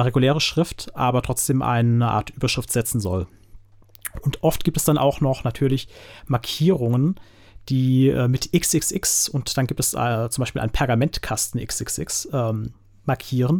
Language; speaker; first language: German; native; German